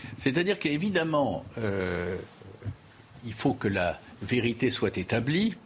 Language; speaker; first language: French; native; French